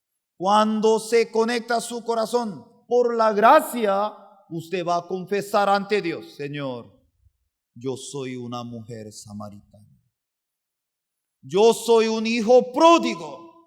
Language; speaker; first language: Spanish; non-native, fluent; Korean